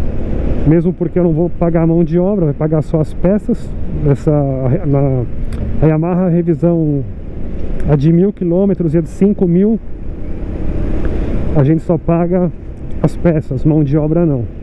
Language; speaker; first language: Portuguese; native; Portuguese